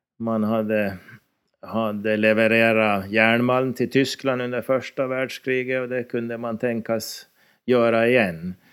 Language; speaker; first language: Swedish; native; Swedish